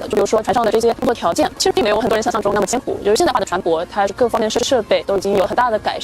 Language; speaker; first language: Chinese; native; Chinese